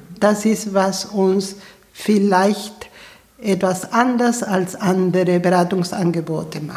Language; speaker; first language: German; non-native, fluent; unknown